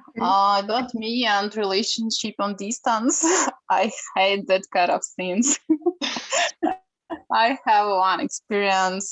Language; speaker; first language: English; non-native, learner; Ukrainian